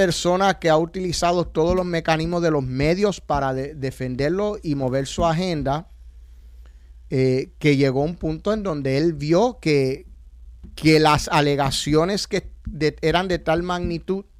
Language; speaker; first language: Spanish; native; Spanish